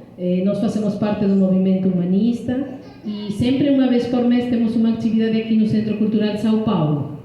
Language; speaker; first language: Portuguese; non-native, fluent; Spanish